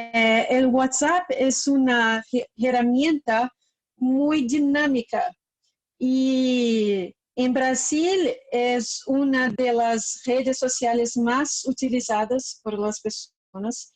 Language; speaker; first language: Spanish; non-native, fluent; Portuguese